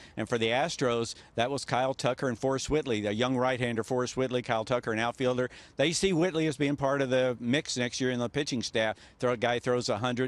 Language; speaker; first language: English; native; English